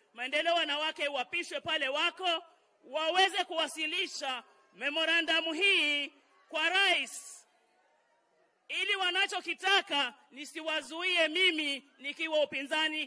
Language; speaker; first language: Swahili; native; Swahili